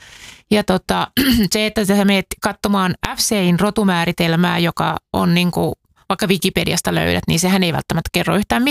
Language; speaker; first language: Finnish; native; Finnish